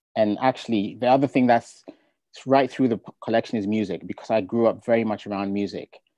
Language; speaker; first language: English; non-native, local second language; Ga